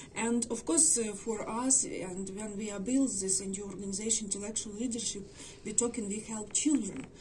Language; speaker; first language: English; non-native, learner; Ukrainian